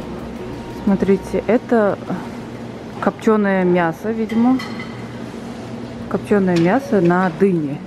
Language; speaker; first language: Russian; non-native, local second language; Kazakh